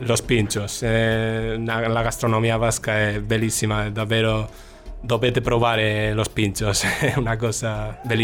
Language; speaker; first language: Italian; non-native, fluent; Spanish